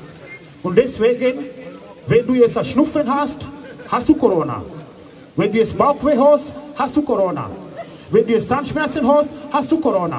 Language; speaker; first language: German; non-native, fluent; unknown